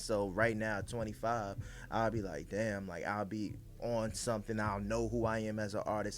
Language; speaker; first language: English; native; English